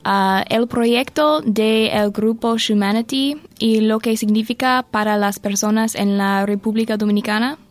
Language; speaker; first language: Spanish; non-native, learner; English